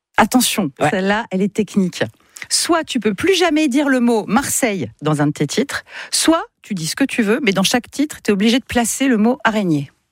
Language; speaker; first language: French; native; French